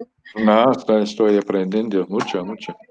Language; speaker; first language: Spanish; non-native, learner; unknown